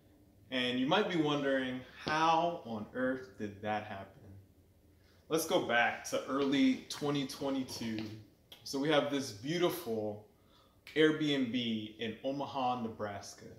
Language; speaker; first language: English; native; English